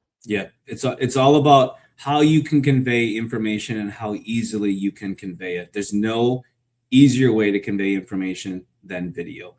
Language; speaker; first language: English; native; English